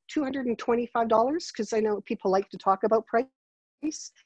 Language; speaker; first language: English; native; English